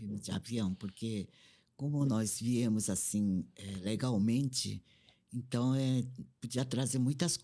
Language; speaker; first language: Portuguese; non-native, fluent; Korean